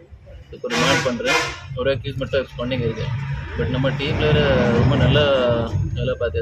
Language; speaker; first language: Tamil; non-native, fluent; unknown